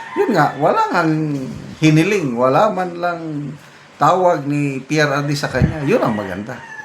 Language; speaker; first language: Filipino; non-native, local second language; Iloko